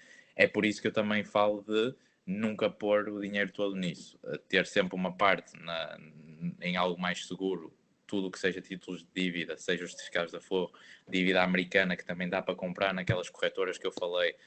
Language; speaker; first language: Portuguese; native; Portuguese